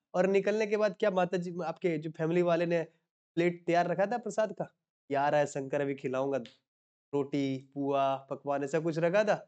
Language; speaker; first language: Hindi; native; Hindi